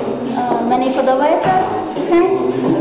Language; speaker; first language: Ukrainian; non-native, learner; English